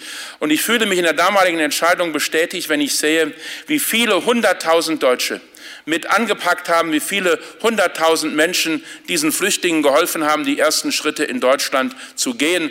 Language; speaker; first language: German; native; German